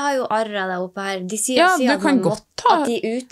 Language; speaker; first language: Norwegian; native; Norwegian